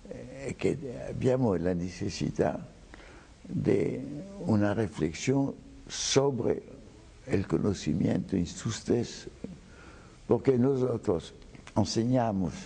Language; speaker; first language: Spanish; non-native, fluent; French